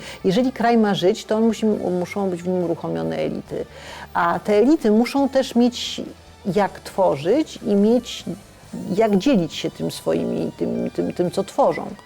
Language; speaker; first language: Polish; native; Polish